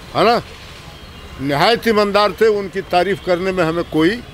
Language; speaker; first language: Hindi; native; Hindi